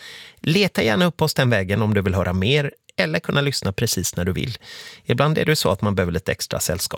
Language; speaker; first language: Swedish; native; Swedish